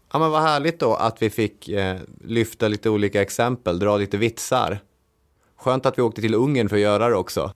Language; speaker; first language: Swedish; native; Swedish